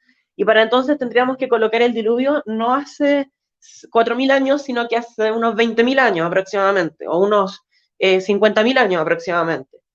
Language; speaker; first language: Spanish; native; Spanish